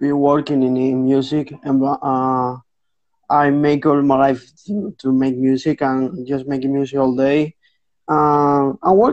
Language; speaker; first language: English; non-native, fluent; Spanish